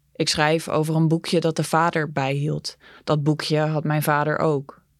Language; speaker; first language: Dutch; native; Dutch